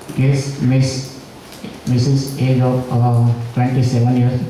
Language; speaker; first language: English; non-native, local second language; Gujarati